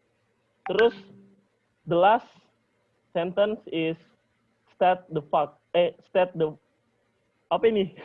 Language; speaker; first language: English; non-native, learner; Indonesian